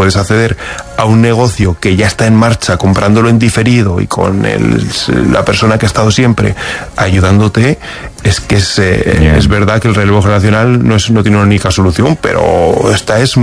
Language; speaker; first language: Spanish; native; Spanish